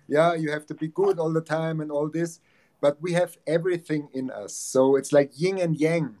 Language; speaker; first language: English; non-native, fluent; German